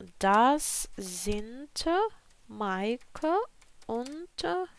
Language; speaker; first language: German; non-native, fluent; Ukrainian